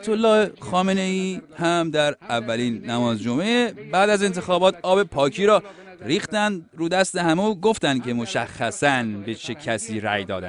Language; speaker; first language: Persian; native; Persian